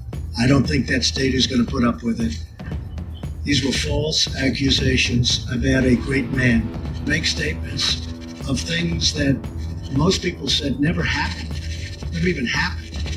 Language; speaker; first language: English; native; English